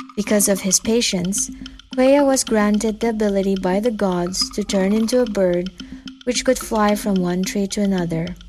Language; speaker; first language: English; non-native, fluent; Indonesian